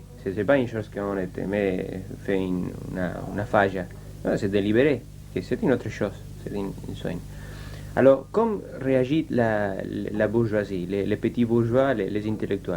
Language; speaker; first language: French; non-native, learner; Spanish